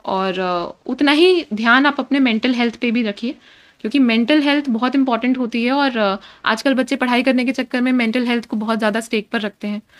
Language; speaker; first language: Hindi; native; Hindi